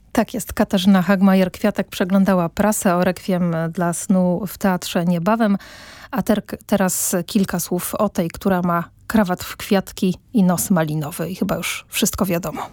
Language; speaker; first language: Polish; native; Polish